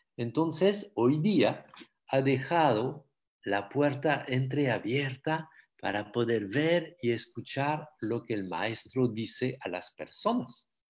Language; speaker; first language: Spanish; non-native, fluent; French